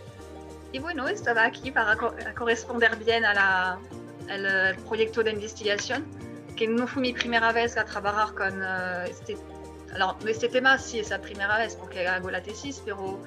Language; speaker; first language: Spanish; non-native, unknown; French